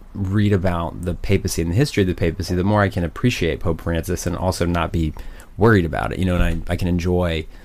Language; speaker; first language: English; native; English